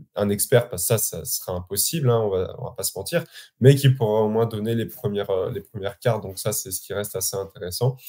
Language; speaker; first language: French; native; French